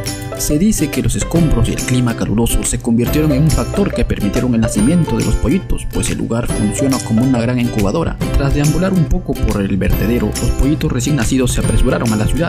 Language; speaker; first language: Spanish; native; Spanish